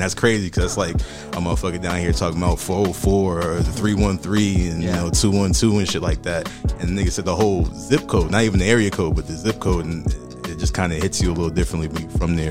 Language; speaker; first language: English; native; English